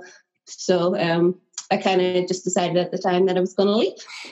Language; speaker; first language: English; native; English